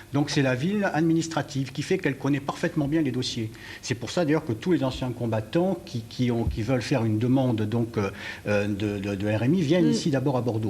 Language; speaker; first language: French; native; French